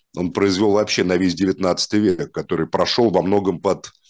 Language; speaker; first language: Russian; native; Russian